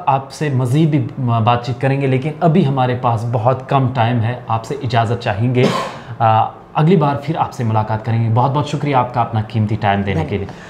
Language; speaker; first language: Hindi; non-native, local second language; Kashmiri